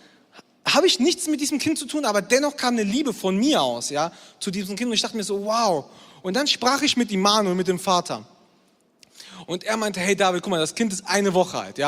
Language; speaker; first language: German; native; German